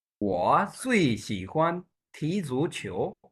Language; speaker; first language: Chinese; non-native, fluent; Urdu